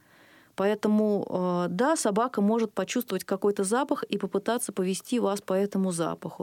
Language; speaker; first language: Russian; native; Russian